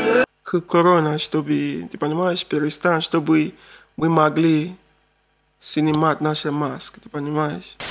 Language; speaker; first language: Russian; non-native, learner; Arabic